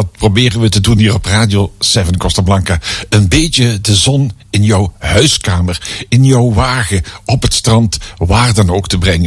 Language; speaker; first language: Dutch; native; Dutch